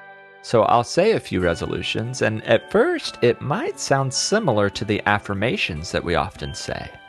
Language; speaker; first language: English; native; English